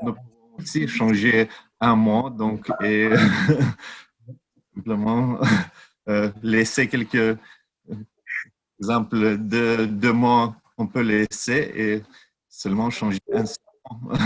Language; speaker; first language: French; non-native, fluent; Lithuanian